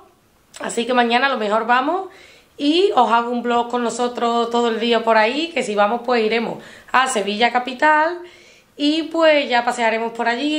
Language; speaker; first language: Spanish; native; Spanish